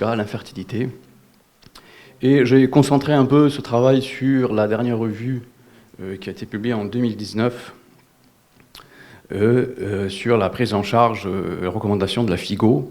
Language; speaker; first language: French; non-native, local second language; Wolof